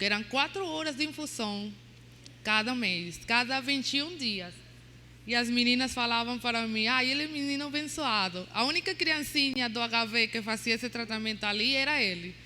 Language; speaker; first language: Portuguese; non-native, learner; Spanish